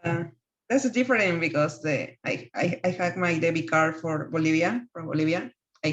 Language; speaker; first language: English; non-native, learner; Spanish